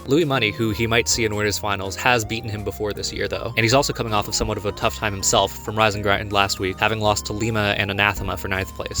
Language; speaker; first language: English; native; English